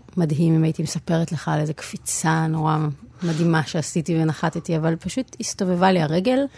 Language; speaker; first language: Hebrew; native; Hebrew